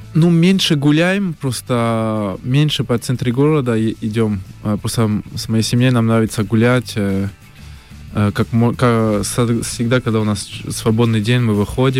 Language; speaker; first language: Russian; early bilingual, heritage; French